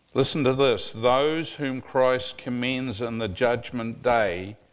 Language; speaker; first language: English; native; English